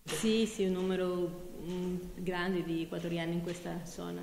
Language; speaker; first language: Italian; non-native, fluent; Spanish